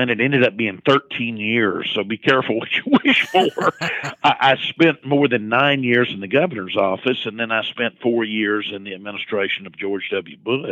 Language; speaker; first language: English; native; English